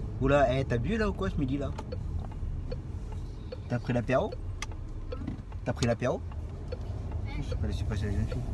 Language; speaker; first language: French; native; French